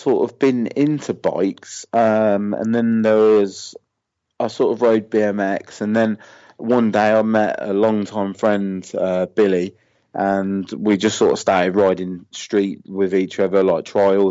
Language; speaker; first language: English; native; English